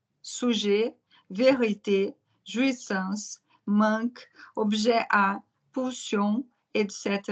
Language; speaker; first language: French; non-native, fluent; Portuguese